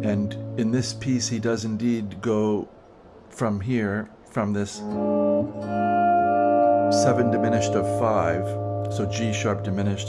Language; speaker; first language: English; native; English